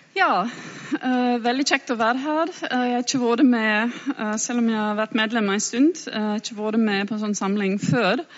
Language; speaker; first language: Norwegian; non-native, fluent; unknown